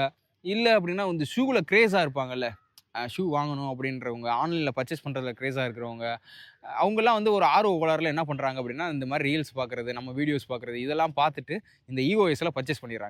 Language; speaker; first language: Tamil; native; Tamil